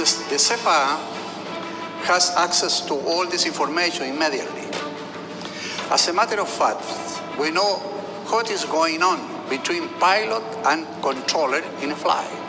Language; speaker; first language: English; non-native, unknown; Spanish